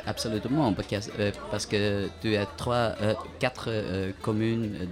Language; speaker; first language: French; non-native, learner; Dutch